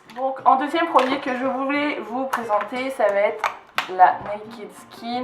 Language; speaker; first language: French; native; French